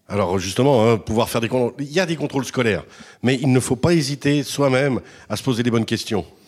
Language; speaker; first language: French; native; French